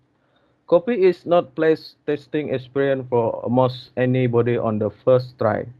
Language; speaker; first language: English; non-native, learner; Malay